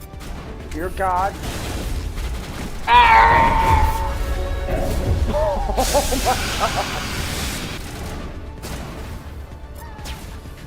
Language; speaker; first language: English; native; English